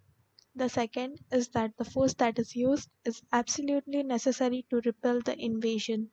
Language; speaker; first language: English; non-native, local second language; Hindi